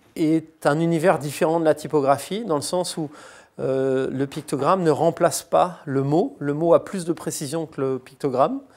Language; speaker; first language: French; native; French